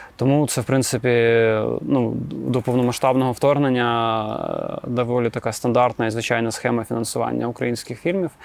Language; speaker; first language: Ukrainian; native; Ukrainian